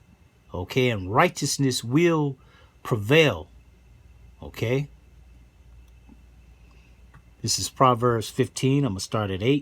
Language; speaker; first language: English; native; English